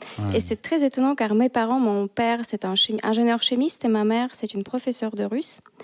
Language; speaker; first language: French; non-native, fluent; Russian